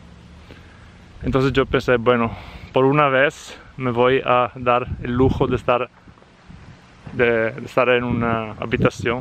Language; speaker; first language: Spanish; non-native, fluent; Italian